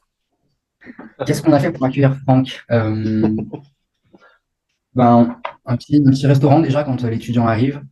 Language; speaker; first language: French; native; French